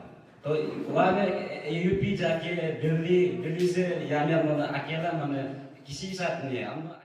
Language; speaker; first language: Hindi; non-native, local second language; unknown